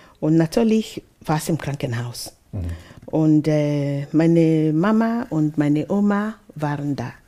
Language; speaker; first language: German; non-native, fluent; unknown